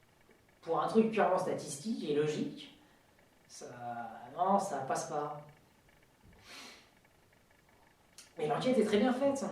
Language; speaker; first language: French; native; French